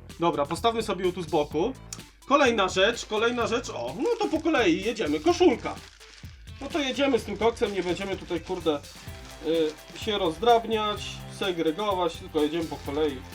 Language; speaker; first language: Polish; native; Polish